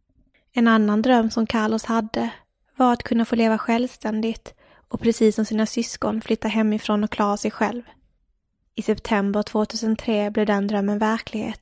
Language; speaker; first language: Swedish; native; Swedish